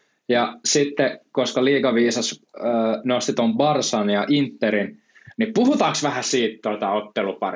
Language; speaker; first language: Finnish; native; Finnish